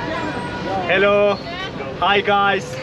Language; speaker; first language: English; non-native, learner; Azerbaijani